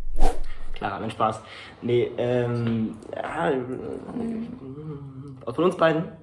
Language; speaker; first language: German; native; German